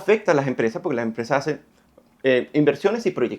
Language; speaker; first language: Spanish; native; Spanish